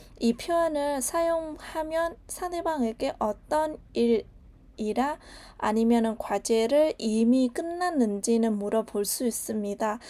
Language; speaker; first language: Korean; non-native, learner; Vietnamese